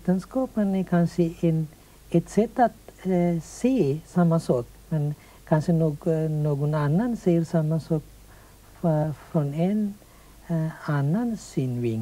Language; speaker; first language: Swedish; non-native, fluent; Sinhala